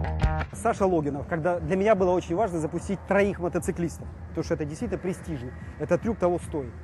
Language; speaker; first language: Russian; native; Russian